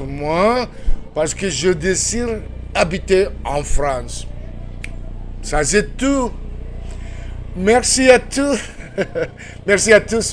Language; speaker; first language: French; non-native, fluent; Spanish